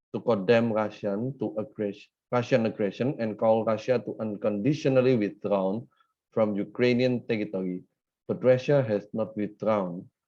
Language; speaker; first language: English; non-native, fluent; Indonesian